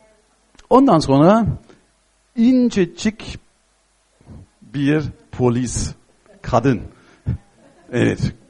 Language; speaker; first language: Turkish; non-native, fluent; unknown